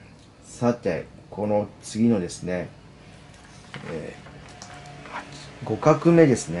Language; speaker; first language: Japanese; native; Japanese